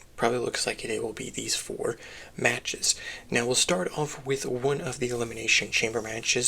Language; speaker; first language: English; native; English